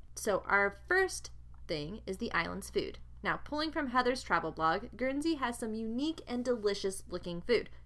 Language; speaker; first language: English; native; English